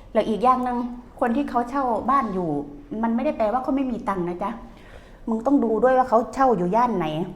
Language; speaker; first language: Thai; native; Thai